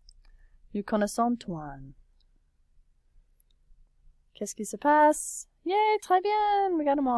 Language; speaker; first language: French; non-native, fluent; English